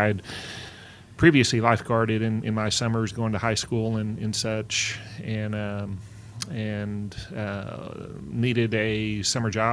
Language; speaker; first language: English; native; English